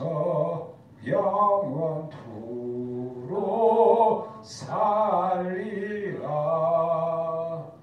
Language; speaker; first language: Korean; native; Korean